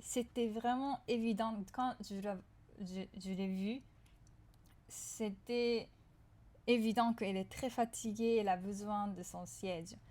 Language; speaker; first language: French; non-native, fluent; Japanese